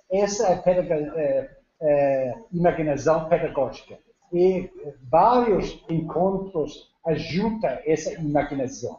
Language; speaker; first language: Portuguese; non-native, learner; Danish